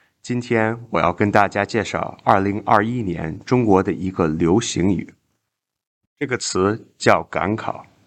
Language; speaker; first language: Chinese; non-native, learner; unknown